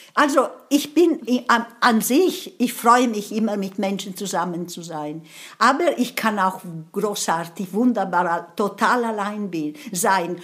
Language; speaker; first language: German; non-native, fluent; Italian